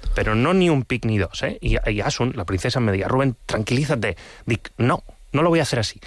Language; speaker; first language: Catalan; non-native, local second language; Spanish